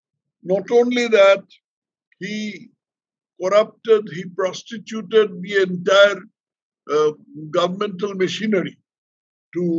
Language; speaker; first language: English; non-native, local second language; Bangla